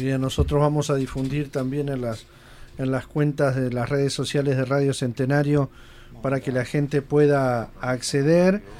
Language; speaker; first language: Spanish; native; Spanish